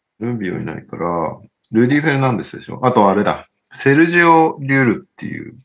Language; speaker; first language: Japanese; early bilingual, heritage; Japanese